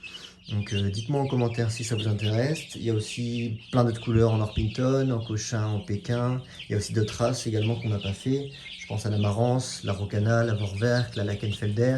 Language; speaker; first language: French; native; French